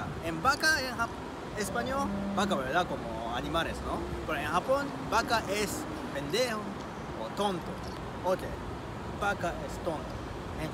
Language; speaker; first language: Spanish; non-native, learner; Japanese